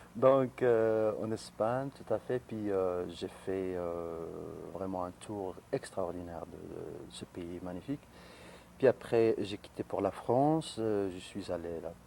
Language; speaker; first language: French; non-native, local second language; Arabic